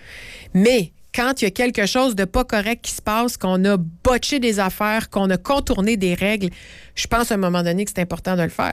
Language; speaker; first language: French; native; French